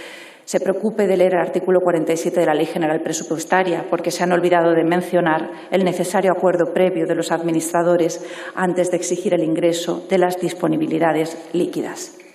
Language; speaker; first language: Spanish; native; Spanish